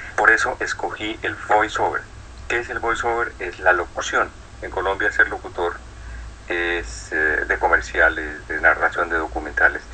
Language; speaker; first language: Spanish; native; Spanish